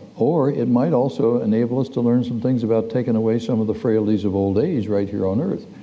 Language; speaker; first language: English; native; English